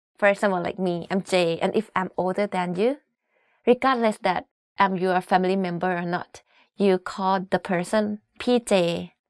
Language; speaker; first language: English; non-native, fluent; Thai